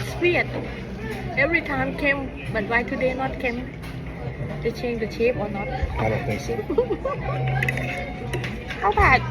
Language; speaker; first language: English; non-native, learner; Thai